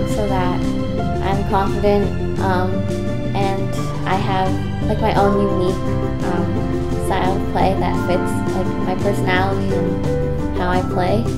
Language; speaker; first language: English; native; English